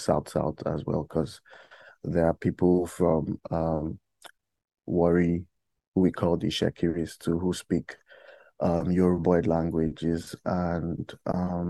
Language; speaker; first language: English; non-native, local second language; Yoruba